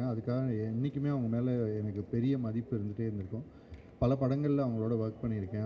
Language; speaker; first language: Tamil; native; Tamil